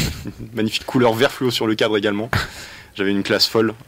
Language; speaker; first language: French; native; French